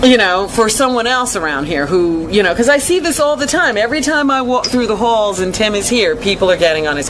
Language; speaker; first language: English; native; English